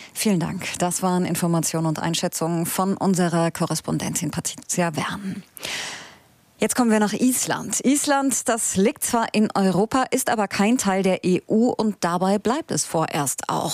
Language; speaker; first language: German; native; German